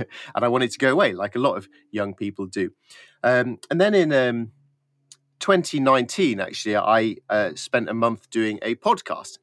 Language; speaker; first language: English; native; English